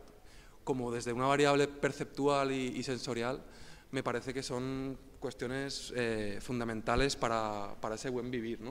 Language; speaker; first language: Spanish; native; Spanish